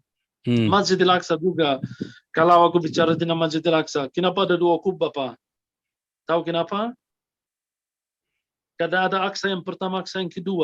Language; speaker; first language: Indonesian; non-native, fluent; Arabic